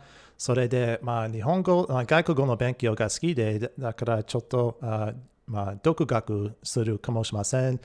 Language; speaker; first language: Japanese; non-native, learner; English